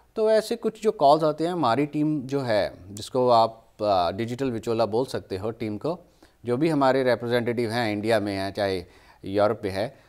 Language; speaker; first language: Hindi; native; Hindi